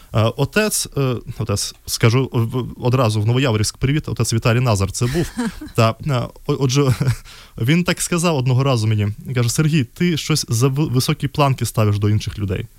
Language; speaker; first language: Ukrainian; non-native, fluent; Russian